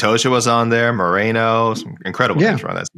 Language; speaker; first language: English; native; English